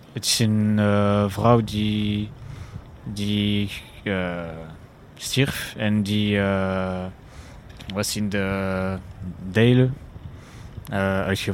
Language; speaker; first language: Dutch; non-native, learner; French